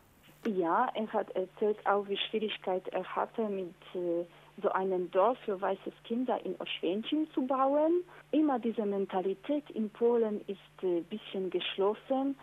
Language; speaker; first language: German; non-native, learner; Polish